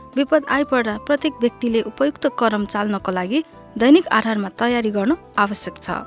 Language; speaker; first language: Nepali; native; Nepali